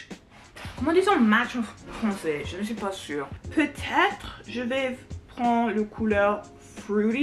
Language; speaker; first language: French; non-native, learner; English